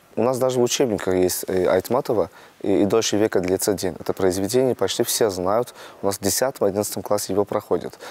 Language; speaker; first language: Russian; non-native, local second language; Azerbaijani